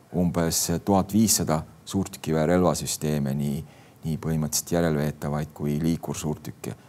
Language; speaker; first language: Estonian; native; Estonian